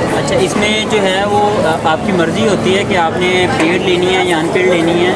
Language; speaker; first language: Urdu; non-native, local second language; Punjabi